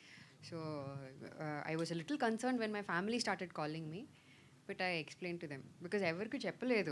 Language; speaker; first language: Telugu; non-native, fluent; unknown